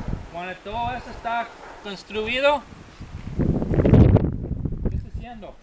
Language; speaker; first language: Spanish; non-native, learner; English